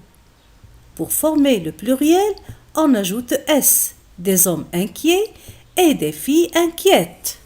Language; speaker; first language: French; non-native, local second language; Arabic